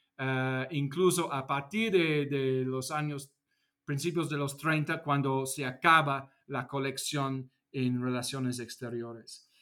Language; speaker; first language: Spanish; non-native, fluent; English